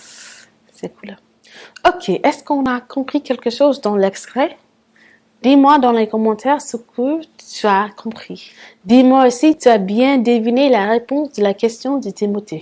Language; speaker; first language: French; non-native, fluent; English